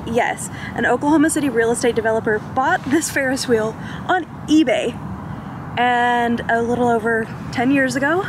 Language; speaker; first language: English; native; English